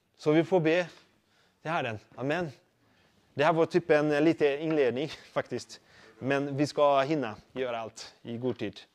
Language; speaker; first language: Swedish; non-native, fluent; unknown